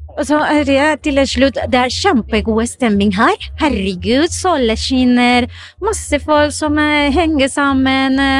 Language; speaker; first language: Norwegian; non-native, fluent; Spanish